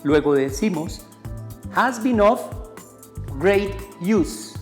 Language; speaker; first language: English; non-native, fluent; Spanish